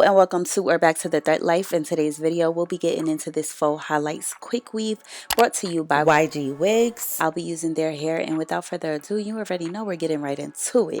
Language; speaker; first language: English; native; English